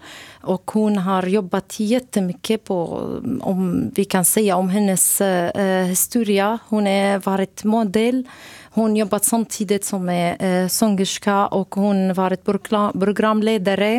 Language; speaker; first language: Swedish; non-native, learner; Arabic